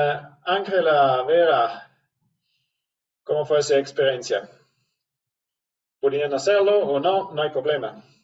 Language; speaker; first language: Spanish; non-native, fluent; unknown